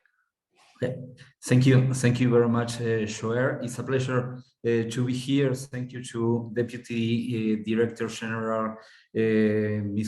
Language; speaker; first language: English; non-native, fluent; Spanish